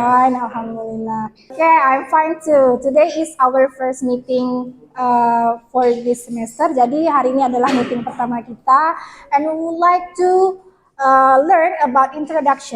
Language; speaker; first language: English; non-native, fluent; Indonesian